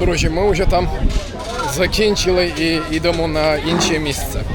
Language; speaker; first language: Ukrainian; non-native, local second language; Russian